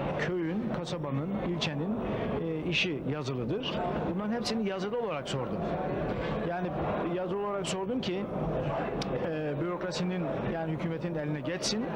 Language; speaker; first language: Turkish; native; Turkish